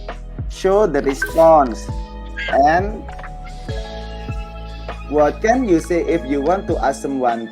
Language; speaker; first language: English; non-native, fluent; Indonesian